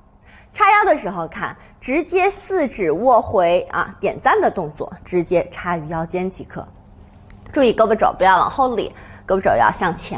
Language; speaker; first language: Chinese; native; Chinese